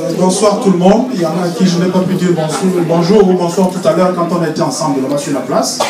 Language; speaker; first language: French; non-native, local second language; Fang